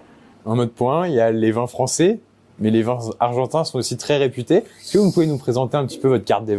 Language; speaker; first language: French; native; French